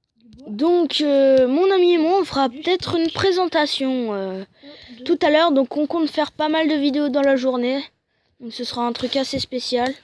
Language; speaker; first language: French; native; French